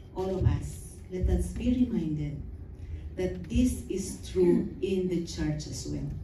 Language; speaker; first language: English; non-native, local second language; Filipino